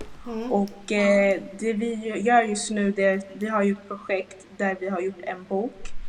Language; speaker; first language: Swedish; early bilingual, other home language; Lingala